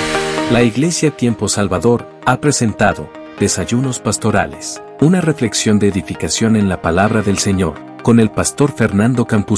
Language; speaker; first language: Spanish; native; Spanish